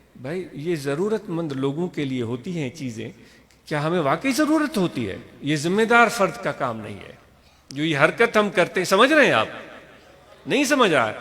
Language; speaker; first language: Urdu; non-native, local second language; Sindhi